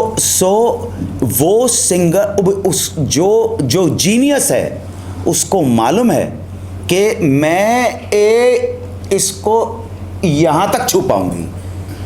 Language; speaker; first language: Hindi; native; Hindi